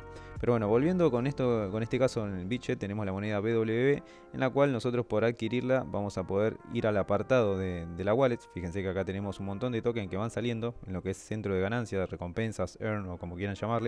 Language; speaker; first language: Spanish; native; Spanish